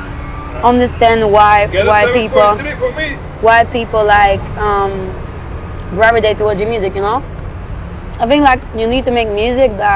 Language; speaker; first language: English; native; English